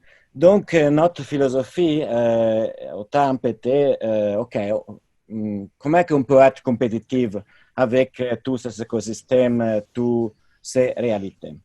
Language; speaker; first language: French; non-native, fluent; Italian